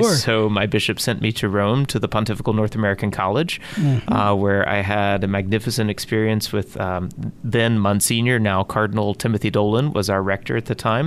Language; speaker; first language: English; native; English